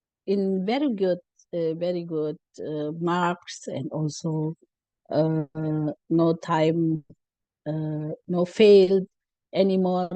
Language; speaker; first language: English; non-native, learner; Indonesian